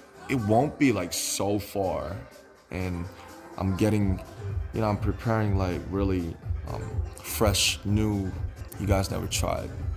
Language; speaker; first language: English; non-native, fluent; Korean